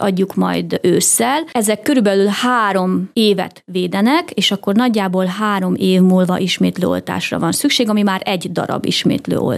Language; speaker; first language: Hungarian; native; Hungarian